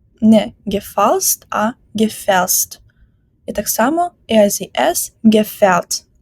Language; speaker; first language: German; non-native, fluent; Ukrainian